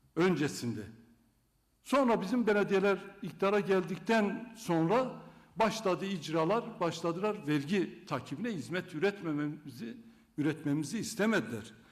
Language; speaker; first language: Turkish; non-native, local second language; Kurdish